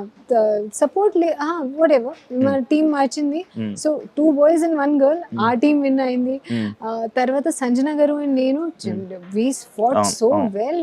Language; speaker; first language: Telugu; non-native, learner; Hindi